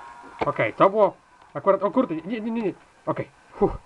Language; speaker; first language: Polish; native; Polish